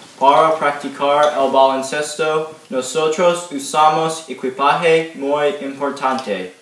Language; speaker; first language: Spanish; non-native, learner; English